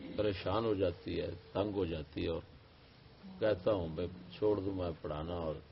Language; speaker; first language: Urdu; non-native, local second language; Punjabi